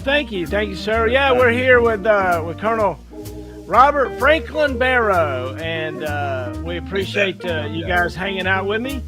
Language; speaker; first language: English; native; English